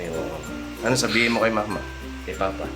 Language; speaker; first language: Filipino; native; Filipino